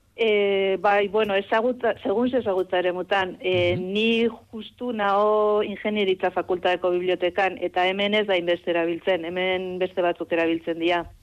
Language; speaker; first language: Basque; native; Basque